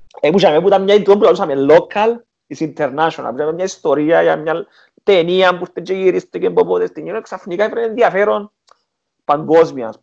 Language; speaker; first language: Greek; native; Greek